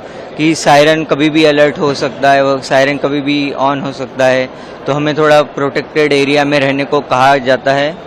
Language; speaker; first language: Hindi; native; Hindi